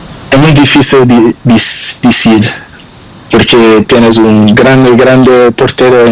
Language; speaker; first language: Spanish; non-native, learner; Portuguese